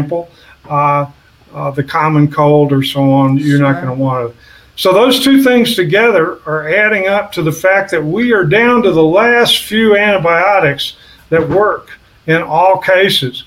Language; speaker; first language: English; native; English